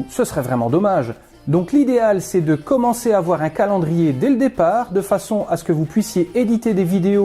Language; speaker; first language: French; native; French